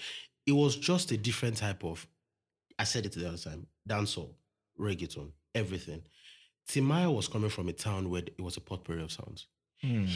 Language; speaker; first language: English; non-native, local second language; Yoruba